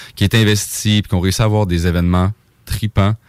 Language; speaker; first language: French; native; French